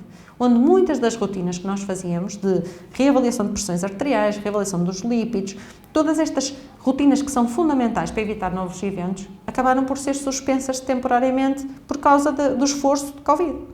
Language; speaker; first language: Portuguese; native; Portuguese